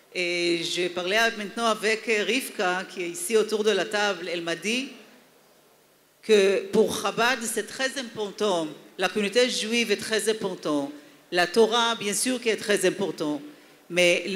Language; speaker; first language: French; non-native, fluent; Hebrew